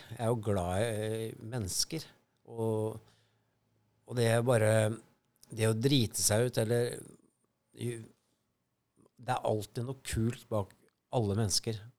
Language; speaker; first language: Norwegian; native; Norwegian